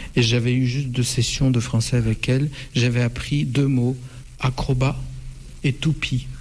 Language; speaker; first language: French; non-native, fluent; Russian